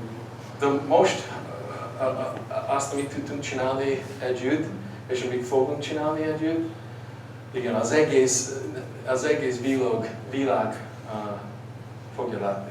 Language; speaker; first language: Hungarian; early bilingual, heritage; English